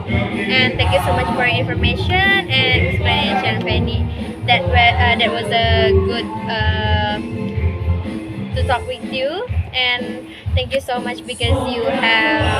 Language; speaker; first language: English; non-native, learner; Indonesian